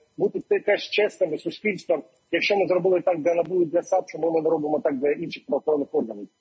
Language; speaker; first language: Ukrainian; non-native, local second language; Russian